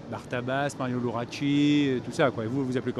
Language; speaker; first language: French; native; French